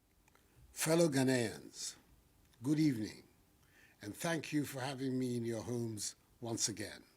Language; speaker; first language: English; non-native, local second language; Akan